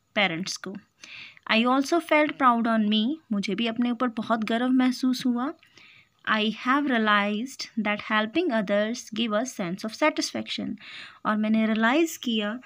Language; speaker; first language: Hindi; native; Hindi